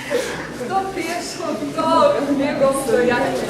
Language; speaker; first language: Polish; non-native, learner; Lithuanian